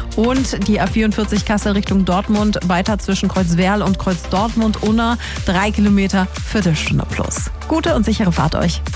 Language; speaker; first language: German; native; German